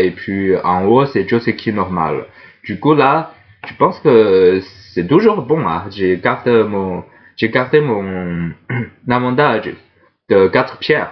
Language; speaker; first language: French; non-native, fluent; Chinese